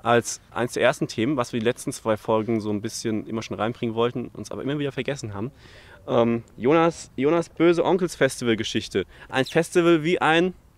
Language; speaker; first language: German; native; German